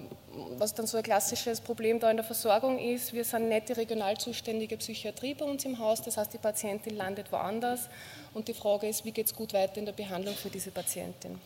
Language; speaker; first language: German; native; German